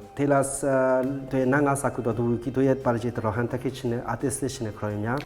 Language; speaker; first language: Polish; non-native, fluent; Burmese